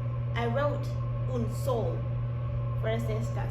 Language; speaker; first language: Spanish; non-native, fluent; English